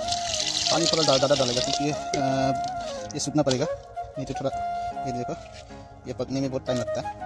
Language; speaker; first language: Hindi; non-native, local second language; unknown